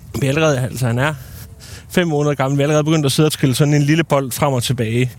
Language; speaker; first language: Danish; native; Danish